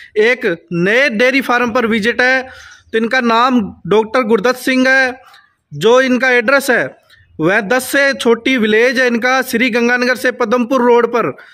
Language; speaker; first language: Hindi; native; Hindi